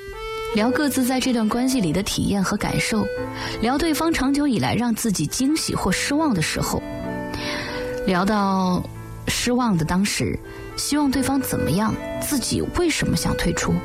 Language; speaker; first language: Chinese; native; Chinese